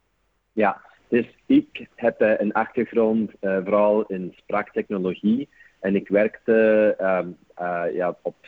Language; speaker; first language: Dutch; non-native, fluent; English